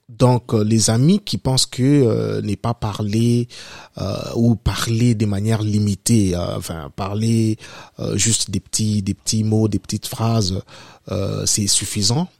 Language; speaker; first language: French; non-native, local second language; Lingala